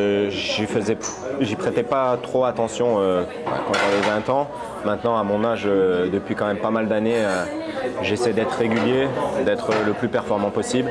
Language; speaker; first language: French; native; French